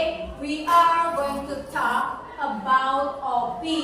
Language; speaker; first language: English; non-native, fluent; Indonesian